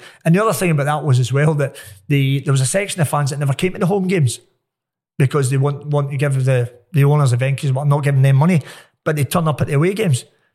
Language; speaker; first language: English; native; English